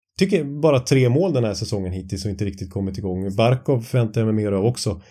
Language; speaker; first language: Swedish; native; Swedish